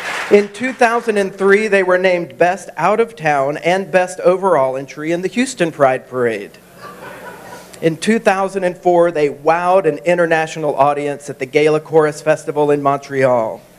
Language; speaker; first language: English; native; English